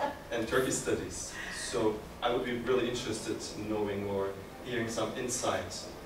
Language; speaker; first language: English; non-native, fluent; Turkish